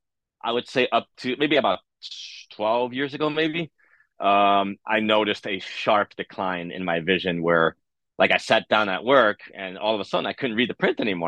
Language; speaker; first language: English; native; English